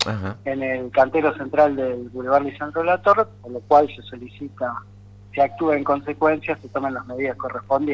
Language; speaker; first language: Spanish; native; Spanish